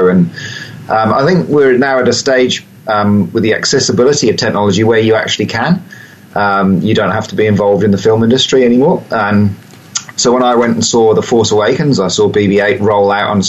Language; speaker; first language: English; native; English